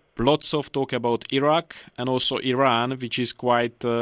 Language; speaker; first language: English; non-native, fluent; Hungarian